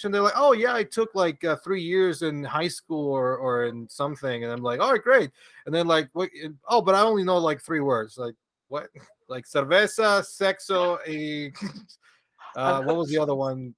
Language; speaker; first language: English; early bilingual, other home language; Spanish